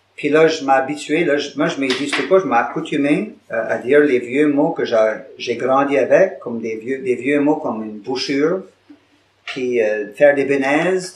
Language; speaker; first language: French; native; French